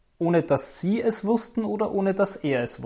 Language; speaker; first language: German; native; German